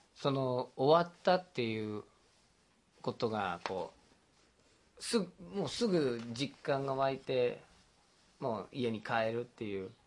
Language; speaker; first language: Japanese; non-native, fluent; English